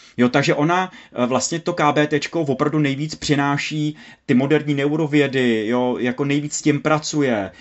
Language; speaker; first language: Czech; native; Czech